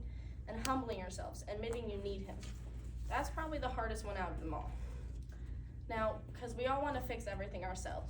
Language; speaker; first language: English; native; English